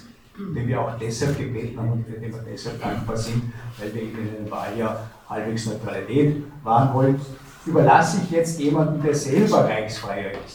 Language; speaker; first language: German; native; German